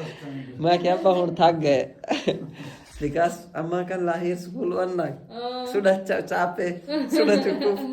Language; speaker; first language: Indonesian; non-native, learner; Urdu